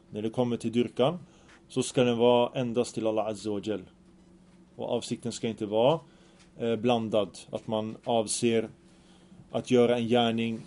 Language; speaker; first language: Swedish; early bilingual, other home language; Arabic